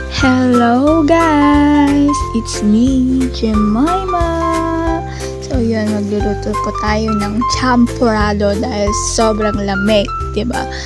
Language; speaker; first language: Filipino; non-native, local second language; Iloko